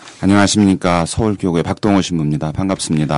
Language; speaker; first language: Korean; native; Korean